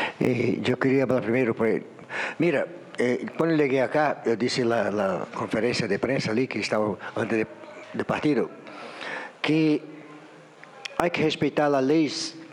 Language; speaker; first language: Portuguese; non-native, learner; Spanish